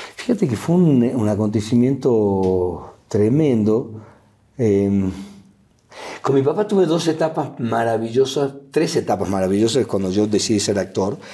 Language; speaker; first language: Spanish; native; Spanish